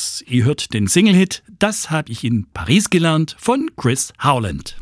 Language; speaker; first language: German; native; German